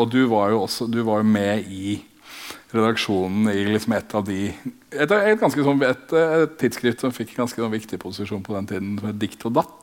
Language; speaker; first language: Norwegian; native; Norwegian